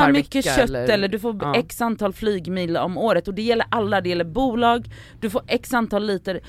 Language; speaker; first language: Swedish; native; Swedish